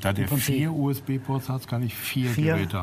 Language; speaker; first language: German; native; German